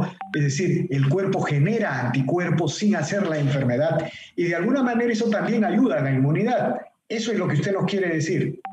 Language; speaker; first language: Spanish; native; Spanish